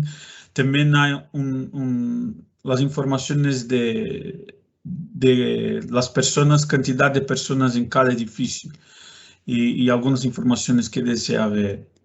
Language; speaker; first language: Spanish; non-native, fluent; Portuguese